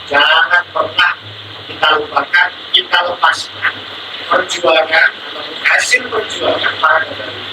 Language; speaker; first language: Indonesian; native; Indonesian